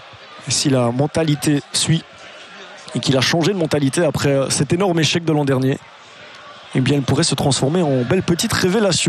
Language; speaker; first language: French; native; French